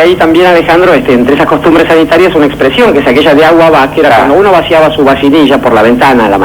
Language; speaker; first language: Spanish; native; Spanish